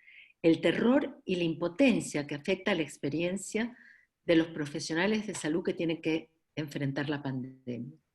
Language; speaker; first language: Spanish; native; Spanish